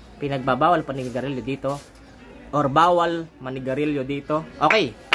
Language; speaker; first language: Filipino; non-native, local second language; Cebuano